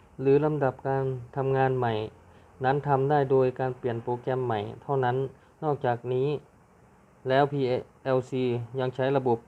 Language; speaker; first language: Thai; native; Thai